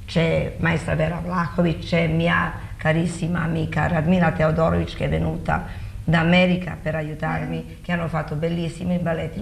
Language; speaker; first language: Italian; non-native, fluent; Serbian